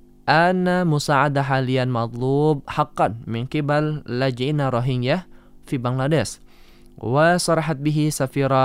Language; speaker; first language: Arabic; non-native, fluent; Indonesian